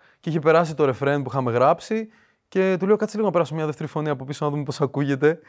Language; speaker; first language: Greek; early bilingual, other home language; Russian